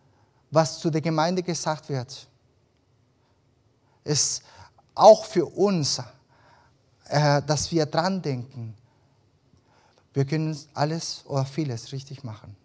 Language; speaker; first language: German; early bilingual, other home language; Spanish